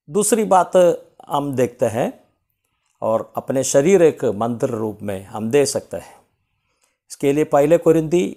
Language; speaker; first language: Hindi; non-native, local second language; Malayalam